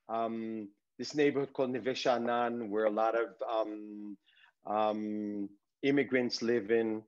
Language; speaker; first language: English; early bilingual, other home language; Hebrew